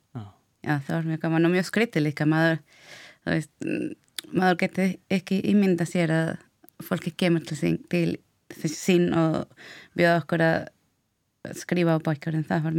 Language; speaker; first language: Icelandic; non-native, learner; Spanish